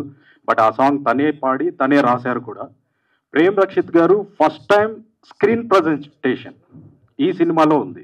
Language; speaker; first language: Telugu; native; Telugu